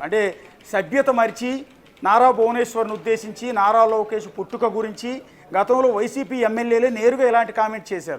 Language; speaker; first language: Telugu; native; Telugu